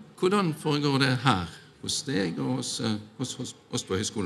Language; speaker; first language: Norwegian; native; Norwegian